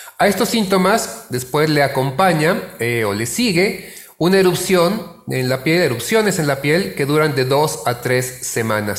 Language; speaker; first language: Spanish; native; Spanish